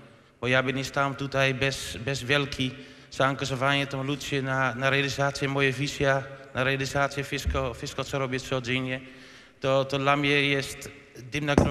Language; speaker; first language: Polish; non-native, fluent; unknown